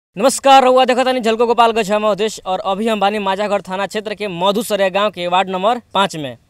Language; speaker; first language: Hindi; native; Hindi